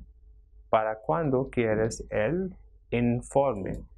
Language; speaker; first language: Spanish; non-native, fluent; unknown